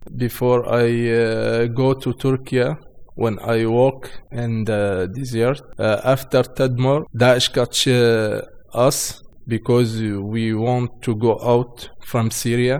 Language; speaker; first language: English; non-native, learner; Arabic